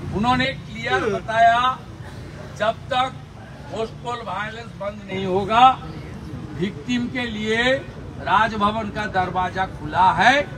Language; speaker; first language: Hindi; non-native, local second language; Bangla